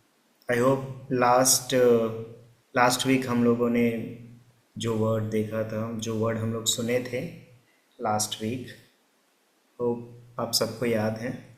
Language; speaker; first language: Hindi; native; Hindi